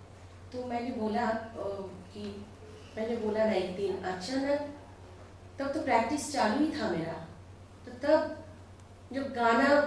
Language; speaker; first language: Hindi; non-native, local second language; Bangla